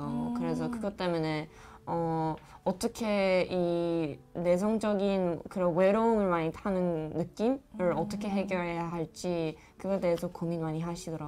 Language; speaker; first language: Korean; early bilingual, heritage; Korean